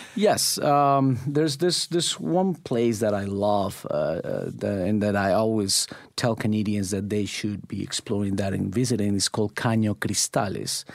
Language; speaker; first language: English; non-native, fluent; Spanish